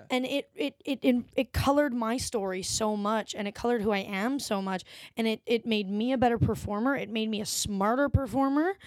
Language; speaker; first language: English; native; English